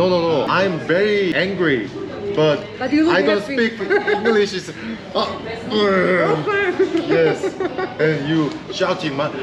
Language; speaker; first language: English; non-native, learner; Korean